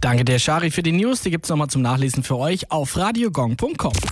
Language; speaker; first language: German; native; German